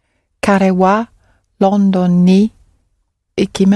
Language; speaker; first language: Japanese; non-native, learner; English